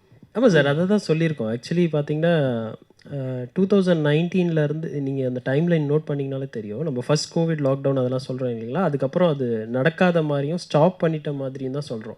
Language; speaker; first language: Tamil; native; Tamil